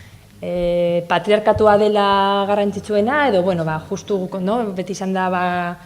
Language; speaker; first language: Basque; non-native, local second language; Spanish